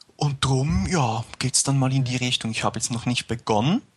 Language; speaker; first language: German; native; German